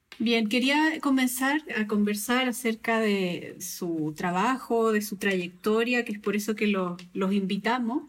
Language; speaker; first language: Spanish; native; Spanish